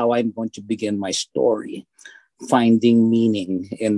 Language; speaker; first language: English; non-native, local second language; Filipino